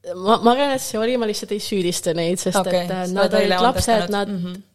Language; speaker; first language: Estonian; non-native, local second language; Russian